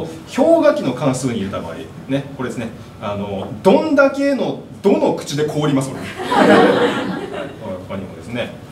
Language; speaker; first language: Japanese; native; Japanese